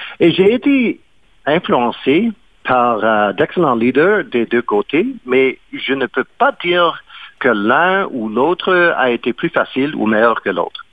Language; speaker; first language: French; non-native, fluent; English